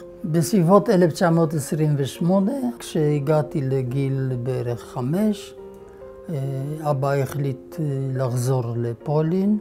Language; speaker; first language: Hebrew; non-native, fluent; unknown